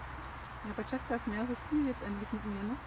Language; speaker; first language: German; native; German